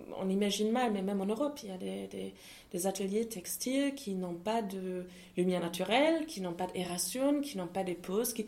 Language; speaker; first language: French; non-native, fluent; German